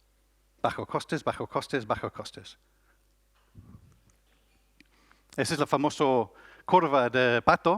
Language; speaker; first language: Spanish; non-native, learner; English